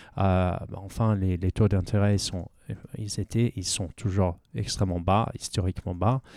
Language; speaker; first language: French; non-native, fluent; English